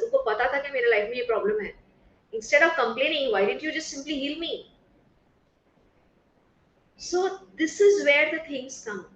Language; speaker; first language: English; non-native, local second language; Hindi